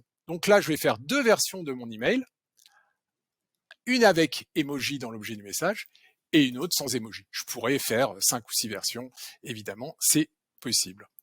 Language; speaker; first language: French; native; French